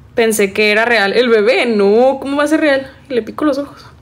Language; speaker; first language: Spanish; native; Spanish